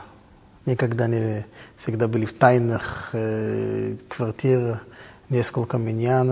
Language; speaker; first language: Russian; non-native, fluent; Hebrew